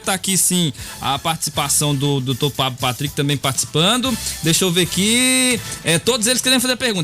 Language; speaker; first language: Portuguese; native; Portuguese